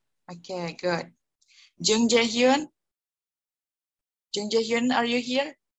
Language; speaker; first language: English; non-native, learner; Indonesian